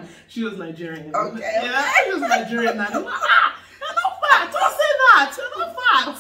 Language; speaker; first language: English; native; English